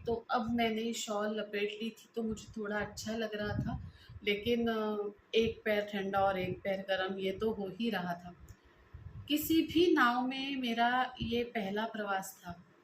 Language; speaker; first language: Hindi; non-native, local second language; Marathi